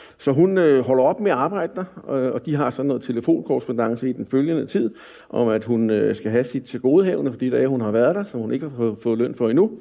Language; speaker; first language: Danish; native; Danish